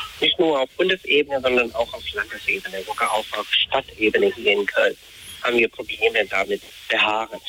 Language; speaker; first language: German; non-native, fluent; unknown